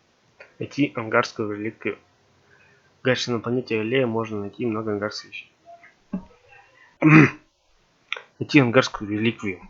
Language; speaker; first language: Russian; native; Russian